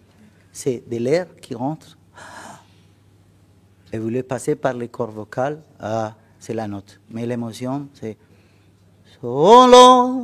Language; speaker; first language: French; non-native, fluent; Spanish